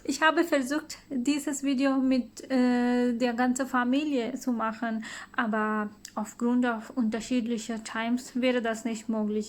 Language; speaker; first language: German; non-native, learner; Urdu